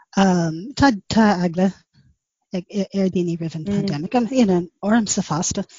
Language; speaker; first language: Irish; non-native, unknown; English